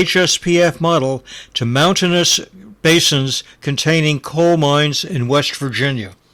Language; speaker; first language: English; native; English